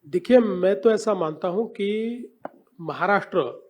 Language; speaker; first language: Hindi; non-native, local second language; Marathi